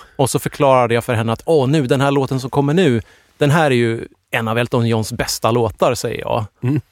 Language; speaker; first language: Swedish; native; Swedish